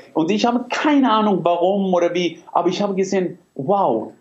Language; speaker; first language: German; non-native, fluent; Norwegian